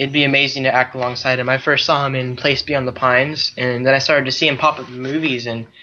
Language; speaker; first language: English; native; English